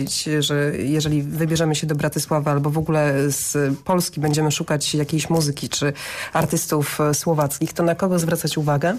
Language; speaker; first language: Polish; native; Polish